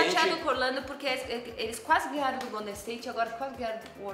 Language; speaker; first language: Portuguese; native; Portuguese